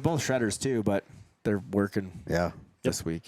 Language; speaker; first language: English; native; English